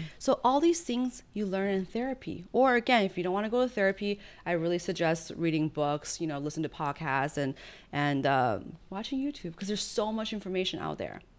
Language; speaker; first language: English; early bilingual, other home language; Chinese